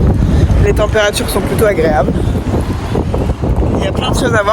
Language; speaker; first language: French; native; French